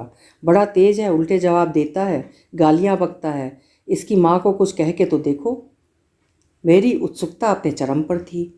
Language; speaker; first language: Hindi; native; Hindi